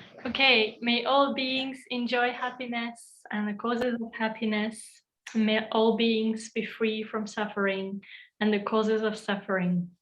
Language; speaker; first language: English; non-native, fluent; French